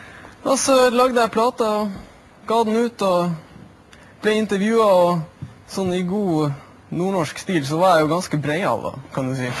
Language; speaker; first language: Norwegian; native; Norwegian